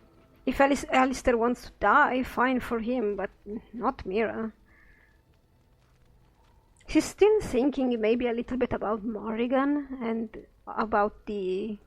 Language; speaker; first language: English; non-native, fluent; Italian